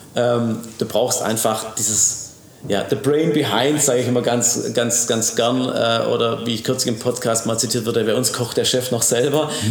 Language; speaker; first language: German; native; German